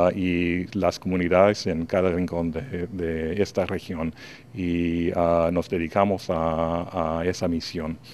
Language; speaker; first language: Spanish; non-native, fluent; English